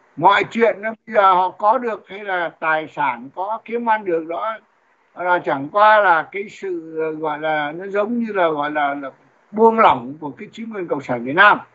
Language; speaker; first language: Vietnamese; native; Vietnamese